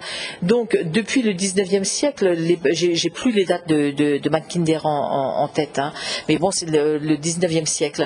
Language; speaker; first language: French; native; French